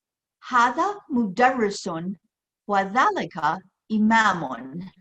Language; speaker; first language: Arabic; non-native, fluent; English